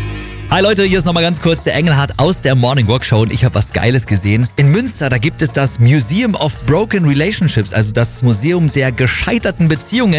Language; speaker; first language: German; native; German